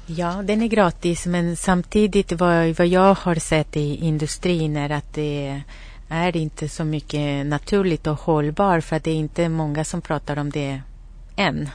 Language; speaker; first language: Swedish; non-native, fluent; Spanish